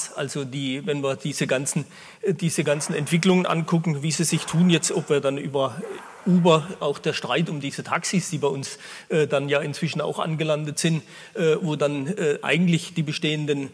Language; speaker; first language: German; native; German